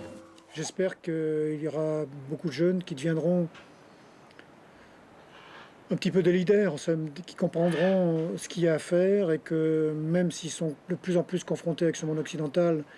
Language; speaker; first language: French; native; French